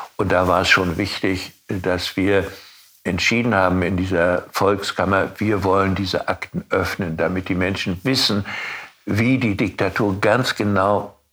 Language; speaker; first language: German; native; German